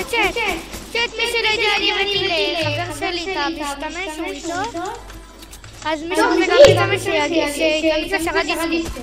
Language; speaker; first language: Hebrew; native; Hebrew